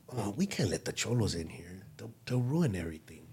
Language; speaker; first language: English; native; English